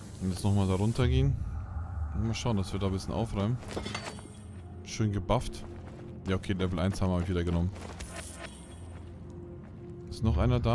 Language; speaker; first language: German; native; German